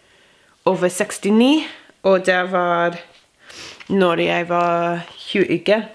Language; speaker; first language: Norwegian; non-native, fluent; English